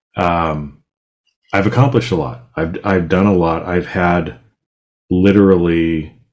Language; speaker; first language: English; native; English